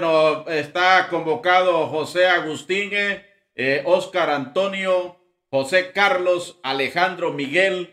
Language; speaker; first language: Spanish; native; Spanish